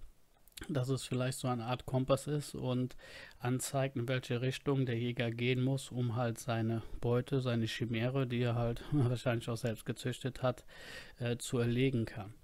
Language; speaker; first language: German; native; German